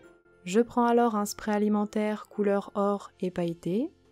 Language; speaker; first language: French; native; French